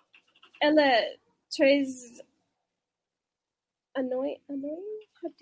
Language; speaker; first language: French; non-native, learner; English